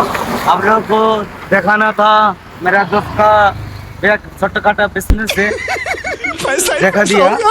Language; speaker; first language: Hindi; non-native, local second language; Bangla